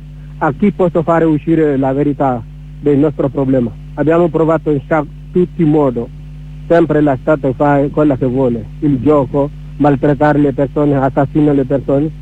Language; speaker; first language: Italian; non-native, learner; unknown